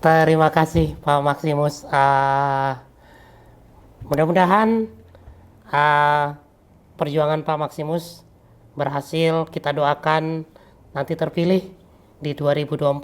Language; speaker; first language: Malay; native; Malay